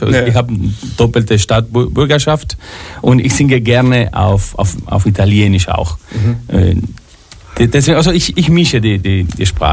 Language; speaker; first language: German; non-native, fluent; Spanish